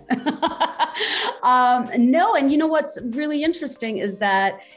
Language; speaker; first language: English; non-native, local second language; Bangla